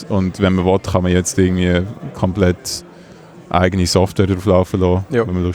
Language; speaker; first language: German; native; German